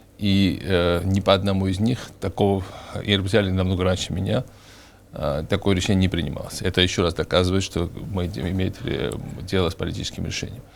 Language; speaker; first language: Russian; non-native, local second language; Georgian